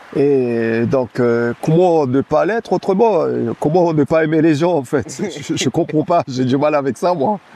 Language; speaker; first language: French; non-native, local second language; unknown